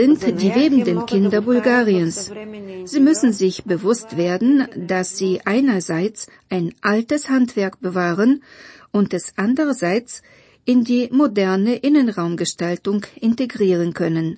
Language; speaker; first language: German; non-native, fluent; Bulgarian